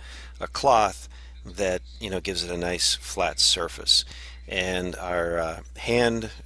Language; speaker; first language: English; native; English